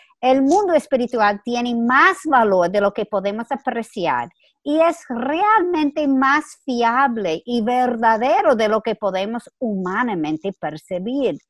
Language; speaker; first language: Spanish; native; Spanish